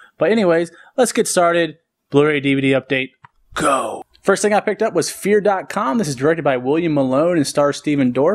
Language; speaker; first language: English; native; English